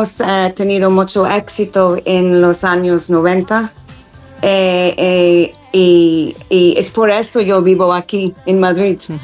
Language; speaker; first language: Spanish; non-native, fluent; English